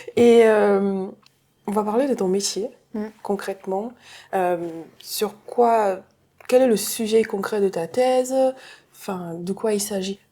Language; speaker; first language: French; native; French